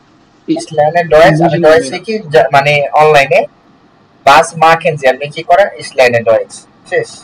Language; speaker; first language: German; non-native, learner; Bangla